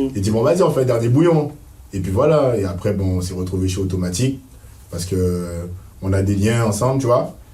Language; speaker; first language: French; native; French